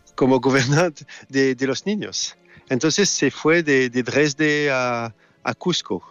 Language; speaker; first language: Spanish; non-native, fluent; French